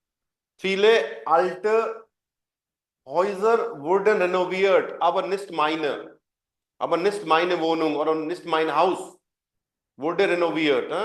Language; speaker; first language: German; non-native, fluent; Hindi